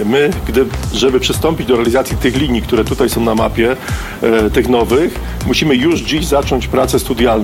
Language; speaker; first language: Polish; native; Polish